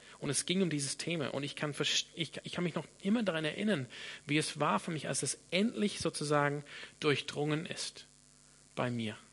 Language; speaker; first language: German; non-native, fluent; English